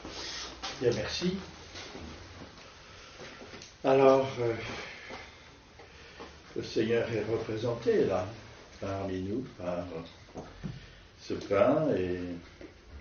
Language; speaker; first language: French; native; French